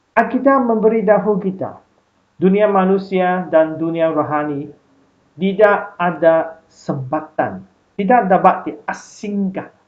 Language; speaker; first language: Malay; non-native, local second language; Chinese